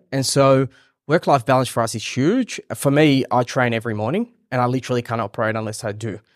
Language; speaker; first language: English; early bilingual, other home language; Hebrew